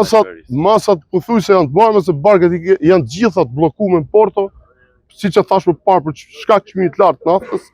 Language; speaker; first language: Albanian; native; Albanian